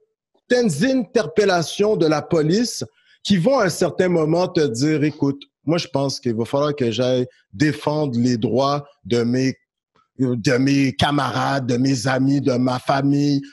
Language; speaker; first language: French; native; French